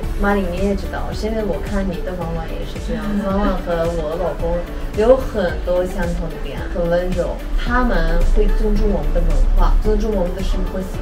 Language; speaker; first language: Chinese; non-native, fluent; Armenian